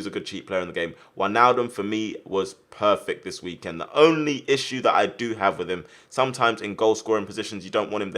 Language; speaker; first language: English; native; English